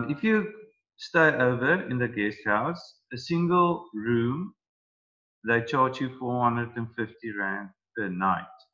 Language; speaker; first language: English; non-native, local second language; Afrikaans